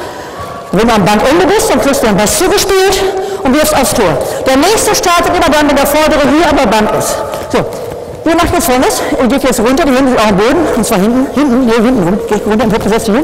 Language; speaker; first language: German; native; German